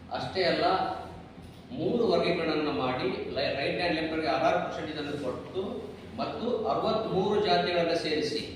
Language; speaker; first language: Kannada; non-native, local second language; Lambadi